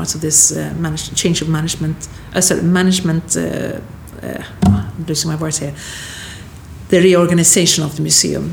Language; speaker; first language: English; non-native, fluent; Swedish